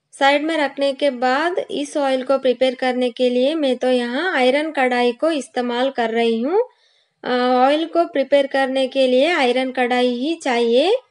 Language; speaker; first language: Hindi; non-native, local second language; Kannada